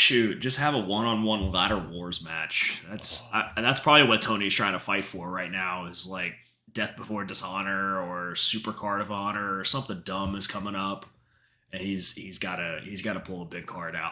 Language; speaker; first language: English; native; English